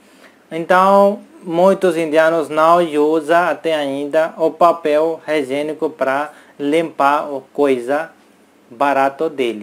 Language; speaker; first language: Portuguese; non-native, learner; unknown